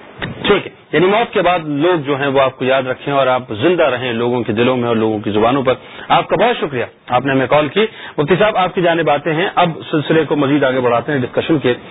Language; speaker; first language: Urdu; native; Urdu